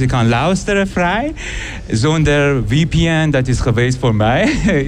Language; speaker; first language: Dutch; non-native, learner; Persian